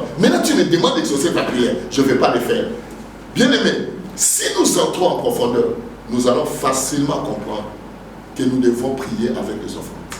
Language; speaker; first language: French; non-native, local second language; Lingala